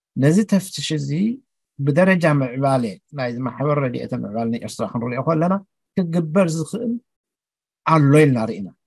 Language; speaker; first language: Tigrinya; native; Tigrinya